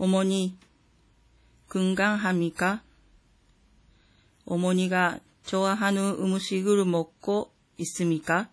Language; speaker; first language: Korean; non-native, fluent; Japanese